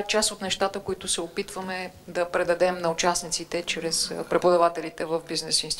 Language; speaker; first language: Bulgarian; native; Bulgarian